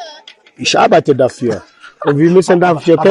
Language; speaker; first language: German; non-native, fluent; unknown